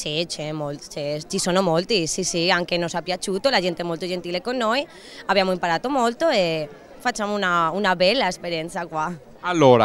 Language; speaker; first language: Italian; non-native, learner; Spanish